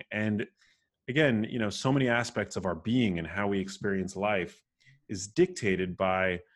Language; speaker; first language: English; native; English